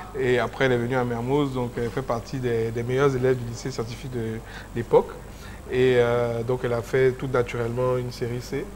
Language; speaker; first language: French; native; French